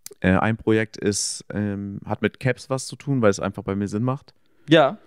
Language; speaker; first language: German; native; German